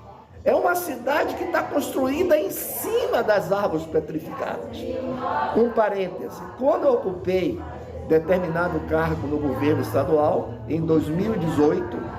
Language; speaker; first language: Portuguese; native; Portuguese